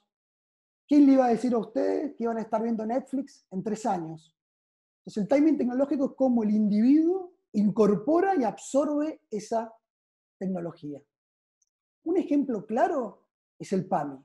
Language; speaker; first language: Spanish; native; Spanish